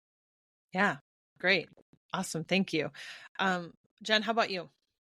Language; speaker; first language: English; native; English